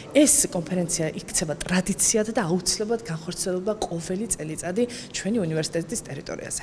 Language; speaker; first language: Georgian; native; Georgian